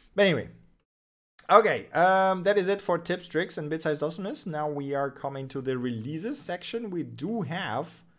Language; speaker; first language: English; non-native, fluent; Russian